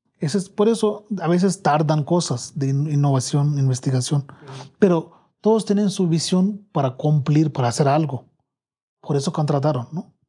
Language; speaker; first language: Spanish; non-native, learner; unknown